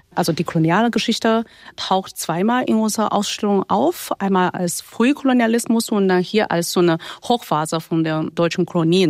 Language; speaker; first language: German; non-native, fluent; Chinese